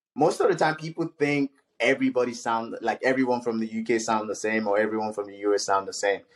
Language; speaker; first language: English; non-native, local second language; Yoruba